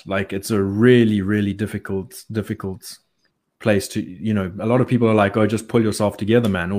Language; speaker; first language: English; native; English